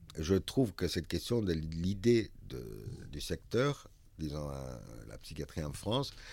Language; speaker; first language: French; non-native, fluent; Spanish